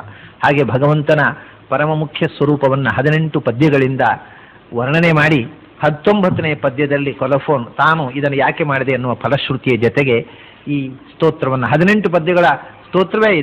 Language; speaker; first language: Kannada; native; Kannada